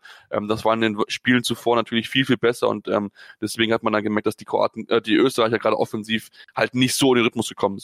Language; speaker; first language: German; native; German